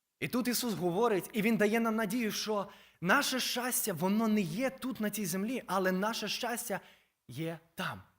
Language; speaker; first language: Ukrainian; native; Ukrainian